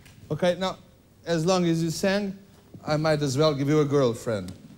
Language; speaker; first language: English; non-native, fluent; Portuguese